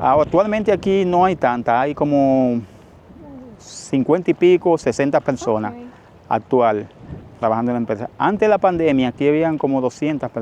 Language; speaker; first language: Spanish; native; Spanish